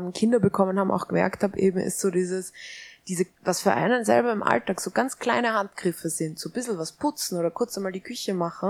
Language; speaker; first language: German; native; German